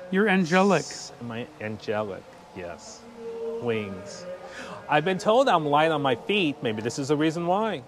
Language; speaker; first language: English; native; English